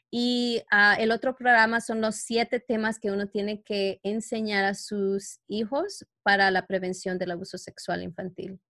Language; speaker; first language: Spanish; early bilingual, heritage; Spanish